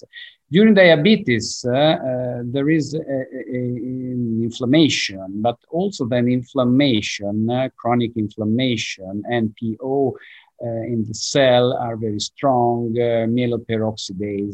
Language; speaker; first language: English; non-native, fluent; Italian